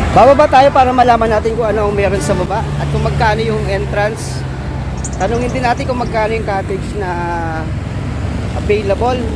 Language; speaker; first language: Filipino; native; Filipino